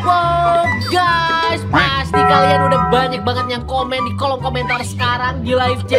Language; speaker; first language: Indonesian; native; Indonesian